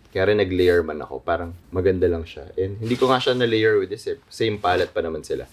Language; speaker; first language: Filipino; native; Filipino